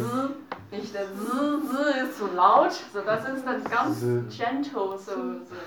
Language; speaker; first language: German; non-native, learner; Chinese